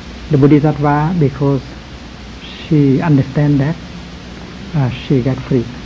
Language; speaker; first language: English; non-native, fluent; Vietnamese